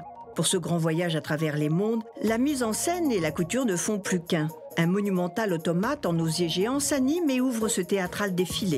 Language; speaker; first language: French; native; French